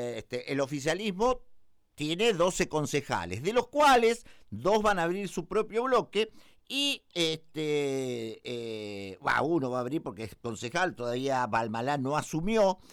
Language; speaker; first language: Spanish; native; Spanish